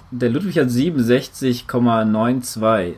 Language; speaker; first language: German; native; German